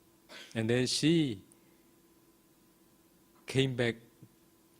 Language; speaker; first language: English; non-native, fluent; Burmese